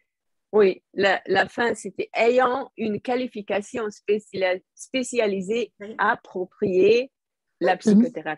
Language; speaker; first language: French; non-native, fluent; Hungarian